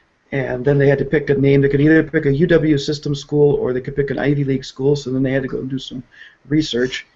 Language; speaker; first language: English; native; English